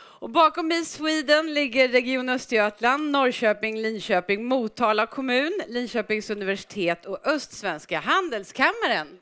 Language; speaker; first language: Swedish; native; Swedish